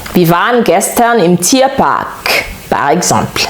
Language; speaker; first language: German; non-native, fluent; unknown